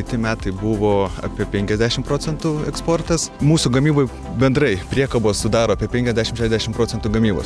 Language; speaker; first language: Lithuanian; native; Lithuanian